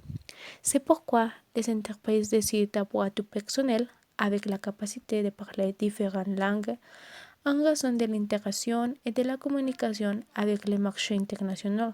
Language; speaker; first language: French; non-native, learner; Spanish